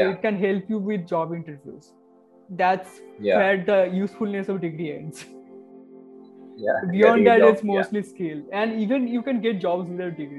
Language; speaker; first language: English; non-native, local second language; Bangla